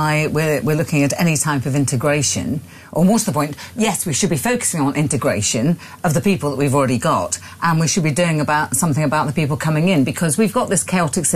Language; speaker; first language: English; native; English